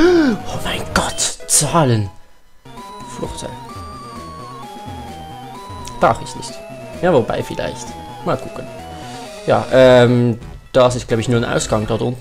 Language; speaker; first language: German; native; German